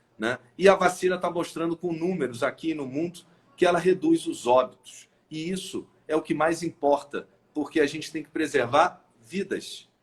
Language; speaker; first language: Portuguese; native; Portuguese